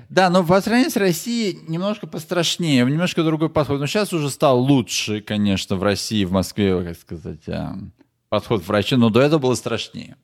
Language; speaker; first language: Russian; native; Russian